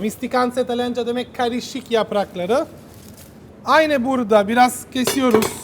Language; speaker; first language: Turkish; non-native, learner; Italian